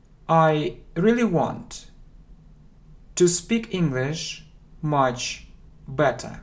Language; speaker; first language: English; non-native, fluent; Russian